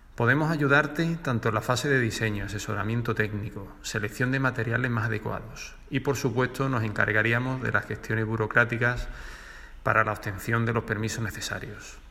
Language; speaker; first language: Spanish; native; Spanish